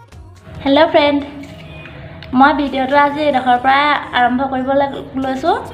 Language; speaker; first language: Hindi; non-native, local second language; Assamese